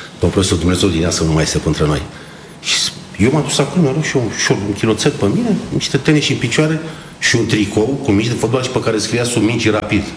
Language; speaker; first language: Romanian; native; Romanian